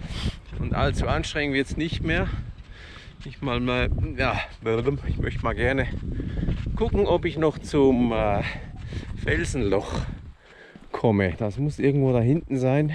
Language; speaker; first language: German; native; German